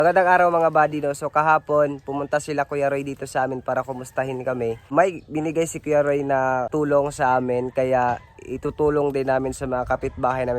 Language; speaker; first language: Filipino; non-native, local second language; Cebuano